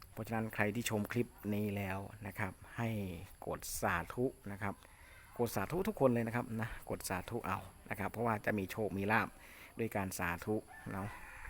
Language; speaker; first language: Thai; native; Thai